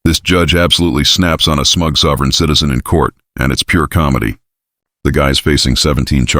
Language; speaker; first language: English; native; English